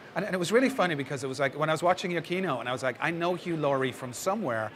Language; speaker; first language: English; native; English